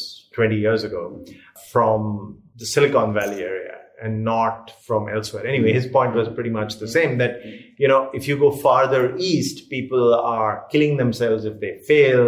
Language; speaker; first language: English; non-native, local second language; Hindi